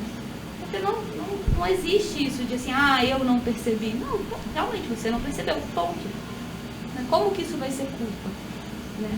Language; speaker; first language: Portuguese; native; Portuguese